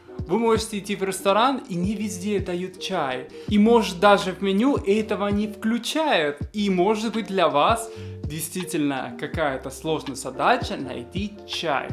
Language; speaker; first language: Russian; non-native, fluent; Spanish